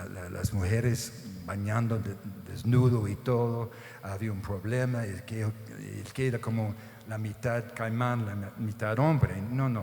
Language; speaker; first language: Spanish; non-native, fluent; English